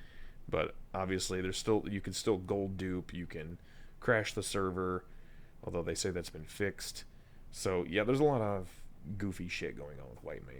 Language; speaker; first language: English; native; English